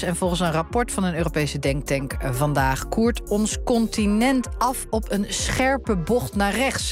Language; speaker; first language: Dutch; native; Dutch